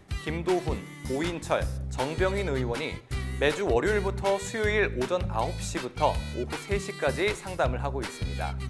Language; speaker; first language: Korean; native; Korean